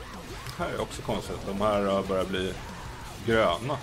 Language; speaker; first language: Swedish; native; Swedish